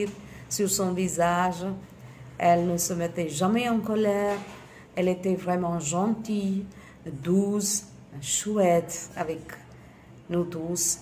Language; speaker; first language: French; non-native, fluent; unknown